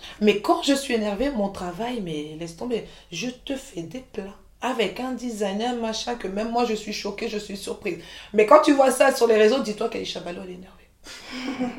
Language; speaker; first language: French; early bilingual, other home language; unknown